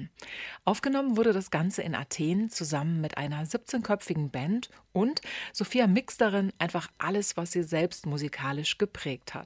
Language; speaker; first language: German; native; German